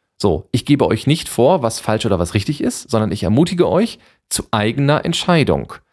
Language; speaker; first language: German; native; German